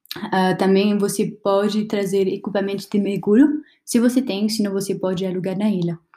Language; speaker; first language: Portuguese; non-native, learner; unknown